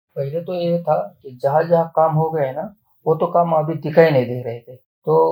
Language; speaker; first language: Hindi; non-native, local second language; Marathi